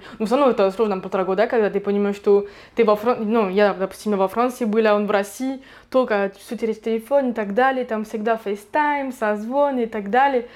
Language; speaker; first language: Russian; non-native, fluent; French